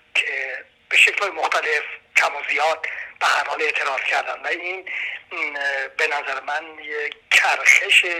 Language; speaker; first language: Persian; native; Persian